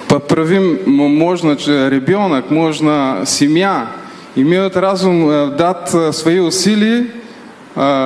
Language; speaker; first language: Russian; non-native, learner; Bulgarian